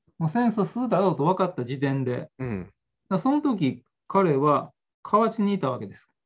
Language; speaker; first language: Japanese; native; Japanese